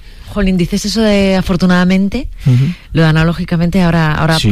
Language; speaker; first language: Spanish; native; Spanish